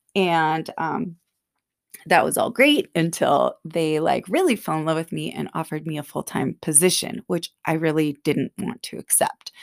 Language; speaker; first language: English; native; English